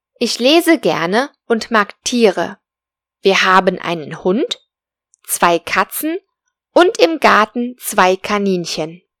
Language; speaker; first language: German; non-native, fluent; Spanish